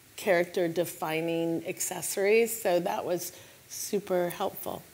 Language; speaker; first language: English; native; English